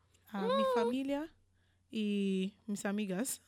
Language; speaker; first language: Spanish; non-native, learner; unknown